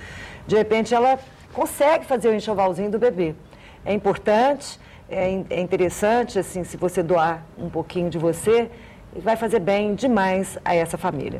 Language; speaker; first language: Portuguese; native; Portuguese